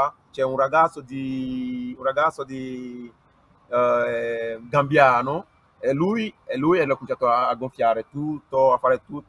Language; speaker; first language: Italian; non-native, learner; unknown